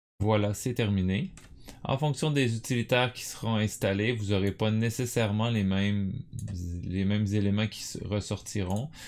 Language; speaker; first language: French; native; French